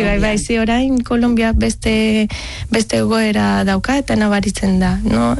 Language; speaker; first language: Basque; non-native, learner; Spanish